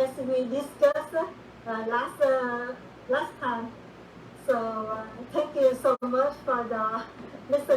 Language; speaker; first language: English; non-native, learner; Vietnamese